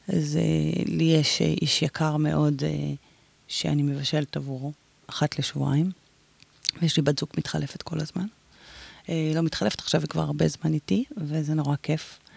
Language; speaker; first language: Hebrew; native; Hebrew